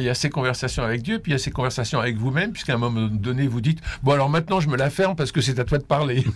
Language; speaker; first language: French; native; French